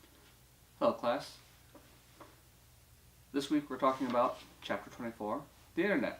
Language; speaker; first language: English; native; English